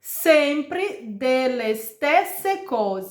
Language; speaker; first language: Italian; non-native, fluent; Portuguese